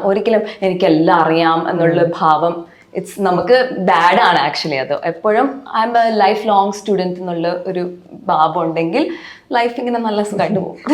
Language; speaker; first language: Malayalam; non-native, local second language; English